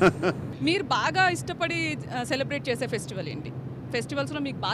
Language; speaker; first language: Telugu; native; Telugu